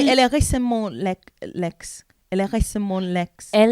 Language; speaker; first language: French; non-native, learner; English